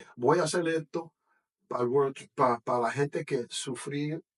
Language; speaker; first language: Spanish; early bilingual, other home language; English